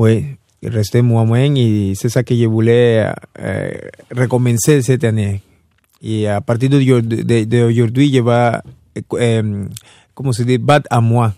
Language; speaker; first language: French; non-native, fluent; Spanish